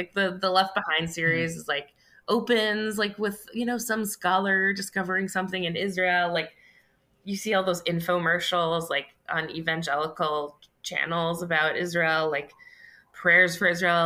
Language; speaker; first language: English; native; English